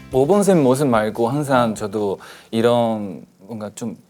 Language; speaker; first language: Korean; non-native, fluent; Chinese